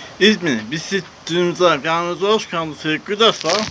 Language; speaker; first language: Turkish; non-native, learner; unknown